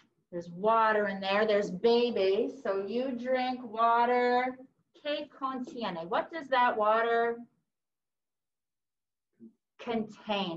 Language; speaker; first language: English; native; English